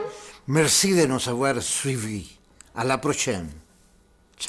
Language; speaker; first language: French; non-native, fluent; Spanish